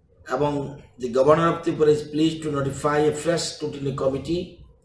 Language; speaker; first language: English; non-native, local second language; Bangla